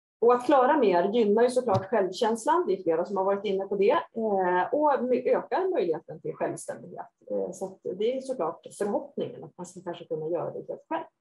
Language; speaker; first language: Swedish; native; Swedish